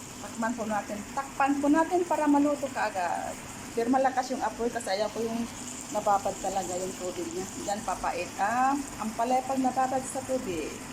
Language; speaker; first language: Filipino; non-native, local second language; Iloko